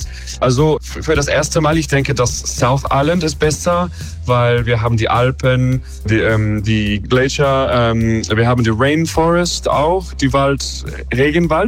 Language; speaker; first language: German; non-native, learner; English